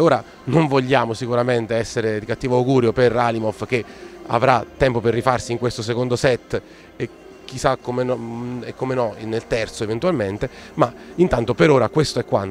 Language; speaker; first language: Italian; native; Italian